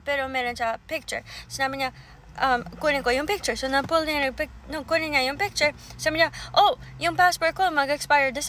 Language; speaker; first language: Filipino; early bilingual, heritage; Filipino